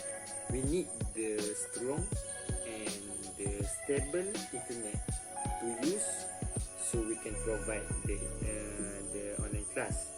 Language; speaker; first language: English; non-native, local second language; Malay